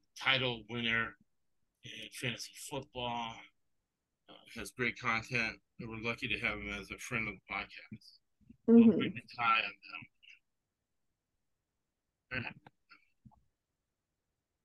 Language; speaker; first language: English; early bilingual, other home language; Spanish